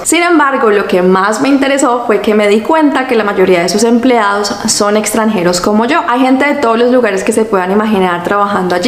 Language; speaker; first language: Spanish; native; Spanish